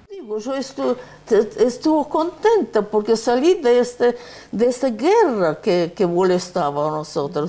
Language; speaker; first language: Spanish; non-native, fluent; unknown